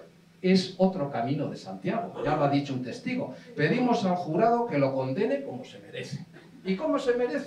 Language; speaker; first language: Spanish; native; Spanish